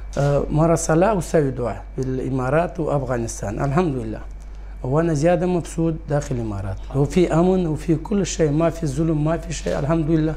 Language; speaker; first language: Arabic; non-native, learner; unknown